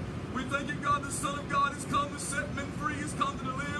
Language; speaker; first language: English; native; English